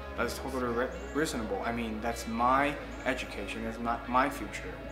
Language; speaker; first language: English; non-native, fluent; Chinese